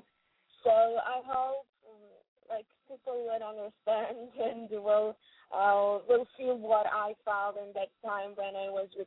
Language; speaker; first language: English; non-native, learner; Ukrainian